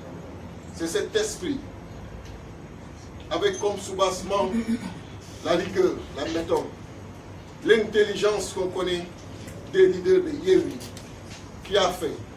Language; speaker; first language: French; non-native, local second language; Wolof